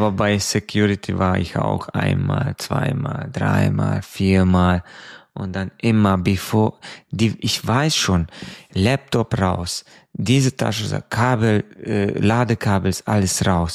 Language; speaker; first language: German; non-native, fluent; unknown